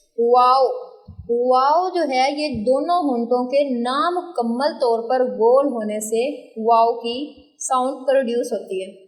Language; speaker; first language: Urdu; native; Urdu